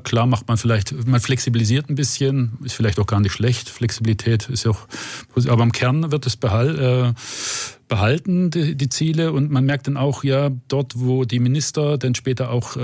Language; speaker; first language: German; native; German